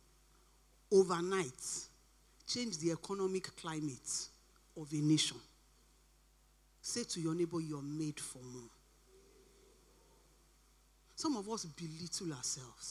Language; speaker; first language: English; non-native, local second language; Yoruba